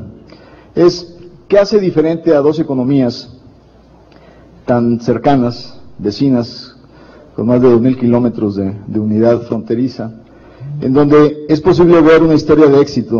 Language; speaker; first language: Spanish; native; Spanish